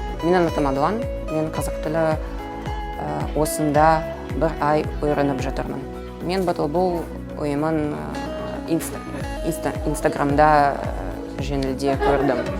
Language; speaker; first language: Kazakh; non-native, learner; Russian